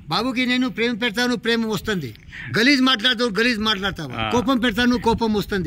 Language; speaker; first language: Telugu; non-native, learner; Hindi